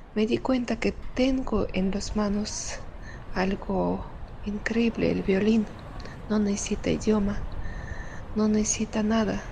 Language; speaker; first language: Spanish; non-native, fluent; Russian